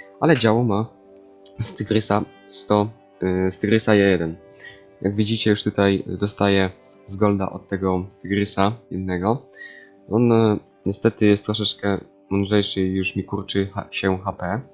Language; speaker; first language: Polish; native; Polish